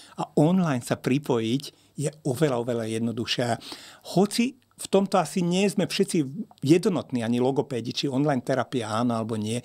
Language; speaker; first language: Slovak; non-native, local second language; Hungarian